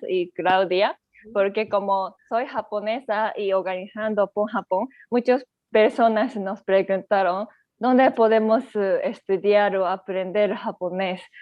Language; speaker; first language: Spanish; non-native, learner; Japanese